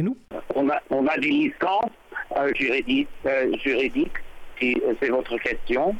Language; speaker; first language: French; non-native, learner; English